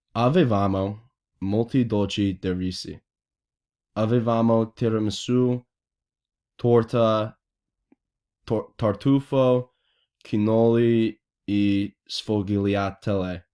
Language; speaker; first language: Italian; non-native, learner; English